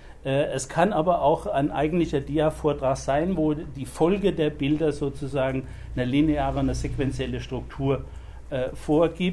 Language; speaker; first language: German; native; German